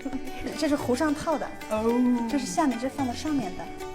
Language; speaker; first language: Chinese; native; Chinese